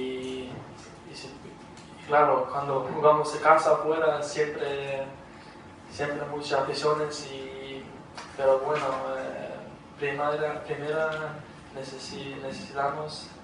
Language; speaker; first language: Spanish; non-native, learner; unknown